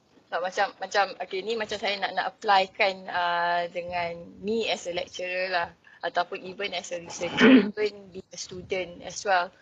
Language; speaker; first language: English; non-native, local second language; Malay